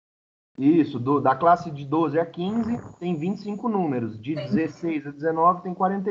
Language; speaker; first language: Portuguese; native; Portuguese